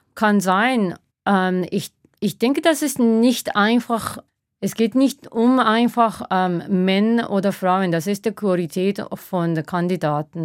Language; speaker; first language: German; non-native, fluent; Japanese